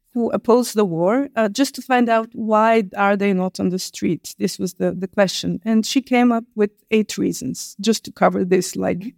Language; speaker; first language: English; non-native, fluent; Bulgarian